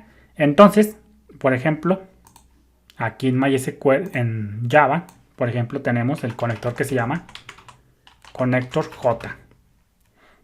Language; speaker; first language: Spanish; native; Spanish